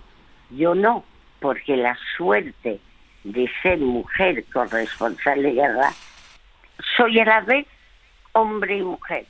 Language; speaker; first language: Spanish; early bilingual, other home language; French